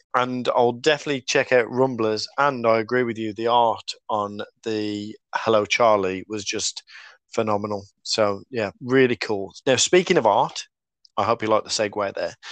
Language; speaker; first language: English; native; English